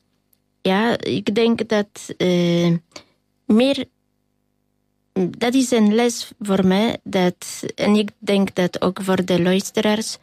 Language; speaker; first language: Dutch; non-native, learner; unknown